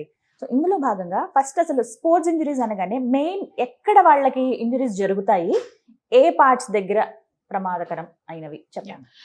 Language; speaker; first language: Telugu; native; Telugu